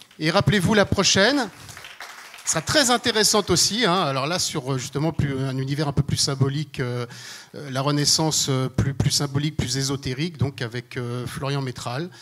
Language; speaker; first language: French; native; French